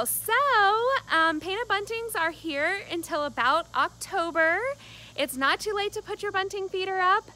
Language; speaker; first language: English; native; English